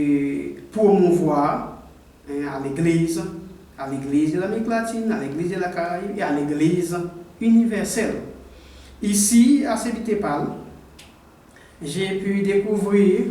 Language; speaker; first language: French; non-native, local second language; Haitian Creole